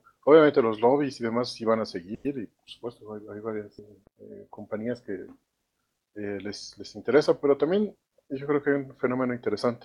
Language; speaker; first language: Spanish; native; Spanish